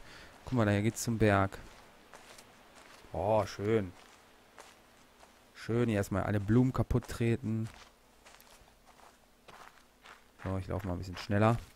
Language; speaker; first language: German; native; German